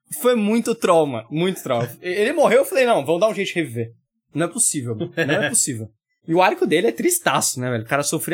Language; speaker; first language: Portuguese; native; Portuguese